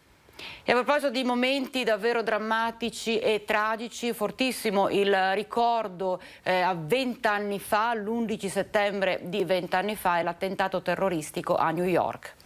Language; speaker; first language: Italian; native; Italian